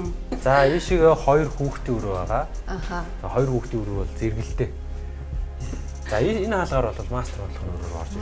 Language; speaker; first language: Mongolian; native; Mongolian